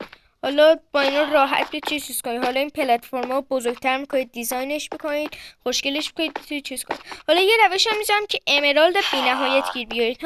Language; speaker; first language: Persian; native; Persian